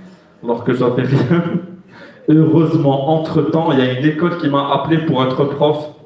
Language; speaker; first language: French; non-native, local second language; Arabic